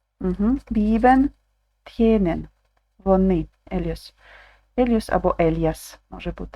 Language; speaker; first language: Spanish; non-native, learner; Ukrainian